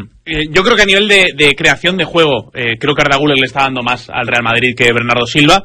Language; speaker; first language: Spanish; native; Spanish